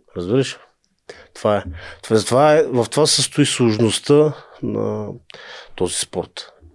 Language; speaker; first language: Bulgarian; native; Bulgarian